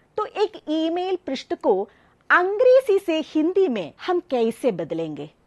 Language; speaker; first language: Hindi; non-native, local second language; Malayalam